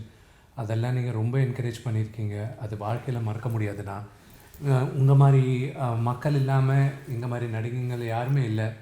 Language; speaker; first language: Tamil; non-native, local second language; Telugu